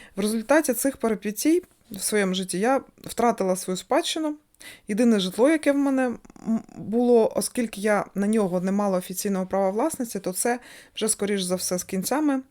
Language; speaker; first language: Ukrainian; non-native, local second language; Russian